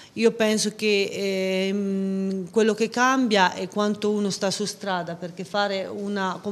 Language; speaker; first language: Italian; native; Italian